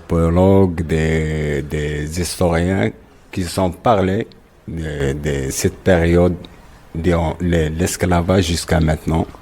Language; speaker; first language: French; non-native, local second language; Arabic